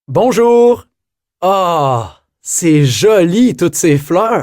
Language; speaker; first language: French; native; French